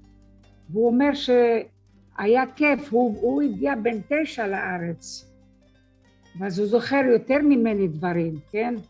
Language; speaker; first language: Hebrew; early bilingual, other home language; French